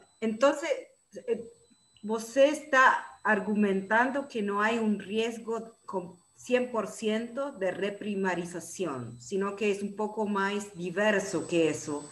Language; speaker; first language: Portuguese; non-native, learner; Spanish